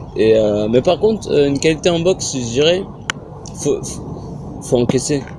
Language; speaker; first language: French; early bilingual, other home language; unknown